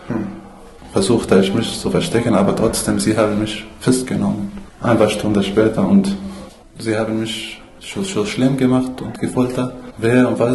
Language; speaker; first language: German; non-native, fluent; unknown